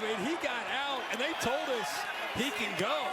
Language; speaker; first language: English; native; English